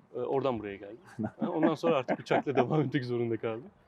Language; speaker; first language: Turkish; native; Turkish